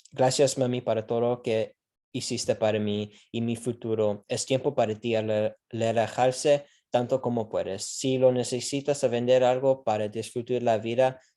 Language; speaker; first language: Spanish; early bilingual, other home language; English